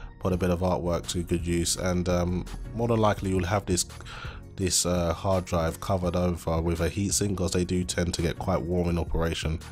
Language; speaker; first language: English; native; English